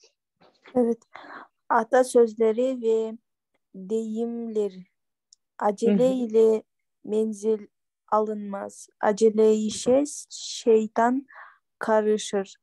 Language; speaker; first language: Turkish; non-native, learner; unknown